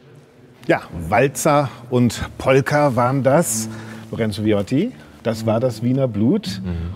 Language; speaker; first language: German; native; German